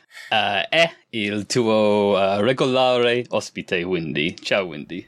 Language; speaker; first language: Italian; non-native, learner; English